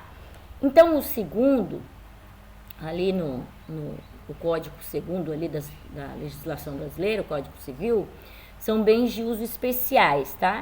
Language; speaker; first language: Portuguese; native; Portuguese